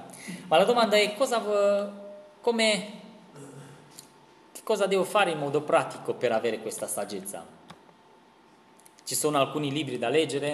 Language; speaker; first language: Italian; non-native, fluent; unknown